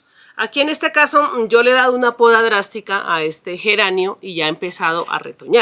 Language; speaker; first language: Spanish; native; Spanish